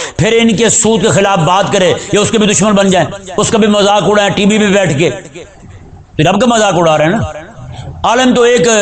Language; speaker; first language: Urdu; native; Urdu